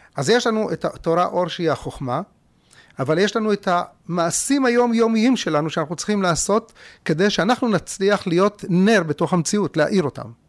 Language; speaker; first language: Hebrew; early bilingual, other home language; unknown